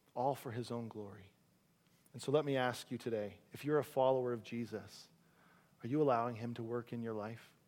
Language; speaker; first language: English; native; English